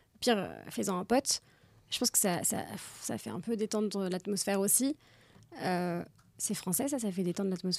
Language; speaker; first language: French; native; French